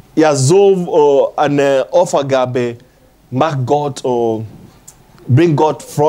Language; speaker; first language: German; non-native, learner; English